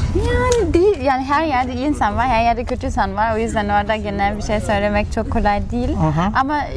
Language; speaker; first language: Turkish; non-native, fluent; German